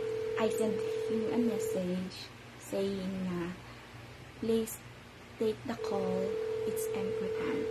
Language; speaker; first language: English; non-native, local second language; Filipino